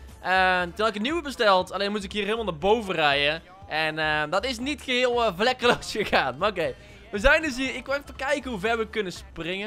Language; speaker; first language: Dutch; native; Dutch